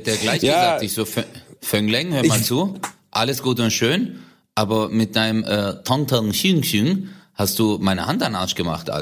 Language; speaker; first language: German; early bilingual, other home language; Turkish